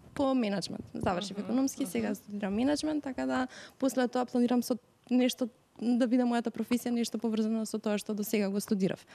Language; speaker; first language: Macedonian; native; Macedonian